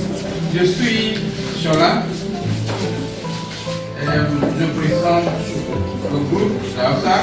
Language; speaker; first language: French; non-native, learner; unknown